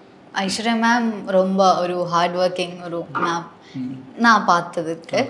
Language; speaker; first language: Tamil; non-native, learner; Malayalam